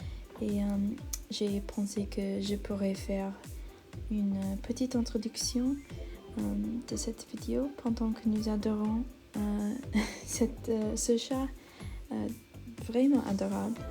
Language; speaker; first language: French; non-native, learner; English